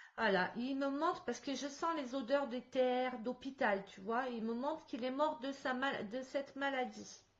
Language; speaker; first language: French; native; French